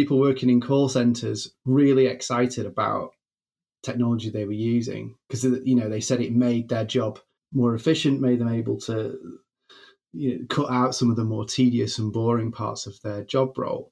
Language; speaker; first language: English; native; English